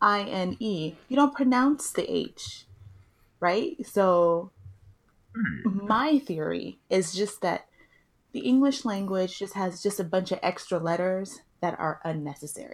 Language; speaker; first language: English; early bilingual, other home language; Yoruba